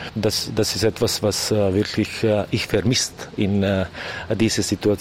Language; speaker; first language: German; non-native, learner; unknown